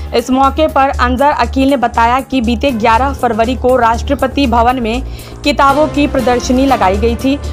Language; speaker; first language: Hindi; native; Hindi